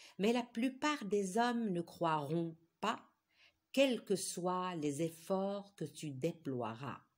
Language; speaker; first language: French; non-native, local second language; Arabic